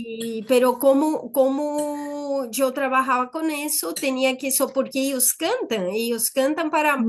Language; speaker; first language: Spanish; non-native, fluent; Portuguese